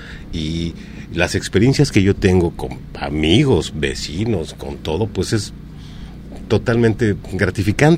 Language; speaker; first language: Spanish; native; Spanish